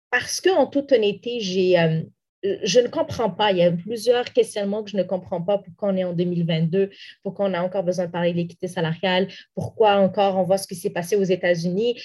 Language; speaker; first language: French; non-native, local second language; Arabic